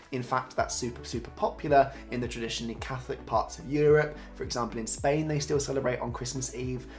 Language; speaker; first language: English; native; English